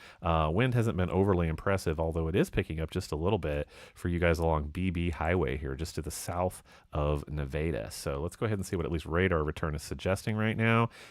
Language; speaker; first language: English; native; English